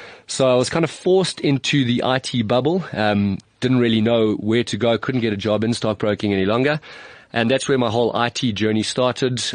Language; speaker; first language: English; native; English